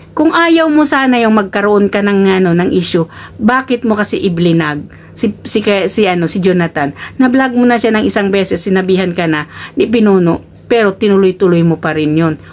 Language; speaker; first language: Filipino; non-native, local second language; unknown